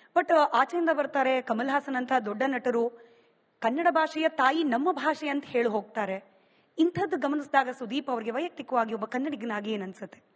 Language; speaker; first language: Kannada; native; Kannada